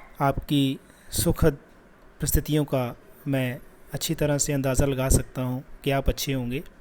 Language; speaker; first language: Hindi; non-native, local second language; Punjabi